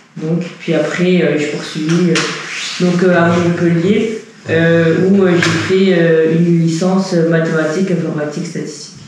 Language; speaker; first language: French; early bilingual, heritage; French